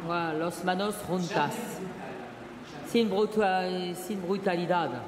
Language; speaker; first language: Spanish; non-native, learner; French